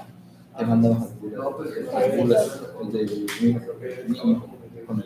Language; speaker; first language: Spanish; native; Spanish